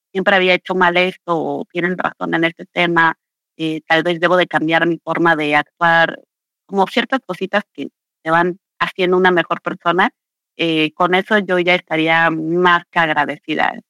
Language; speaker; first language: Spanish; native; Spanish